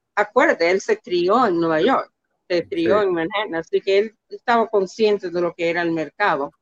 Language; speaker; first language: Spanish; early bilingual, heritage; Spanish